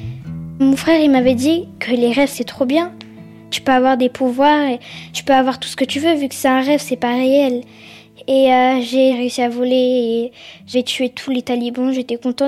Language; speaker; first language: French; early bilingual, other home language; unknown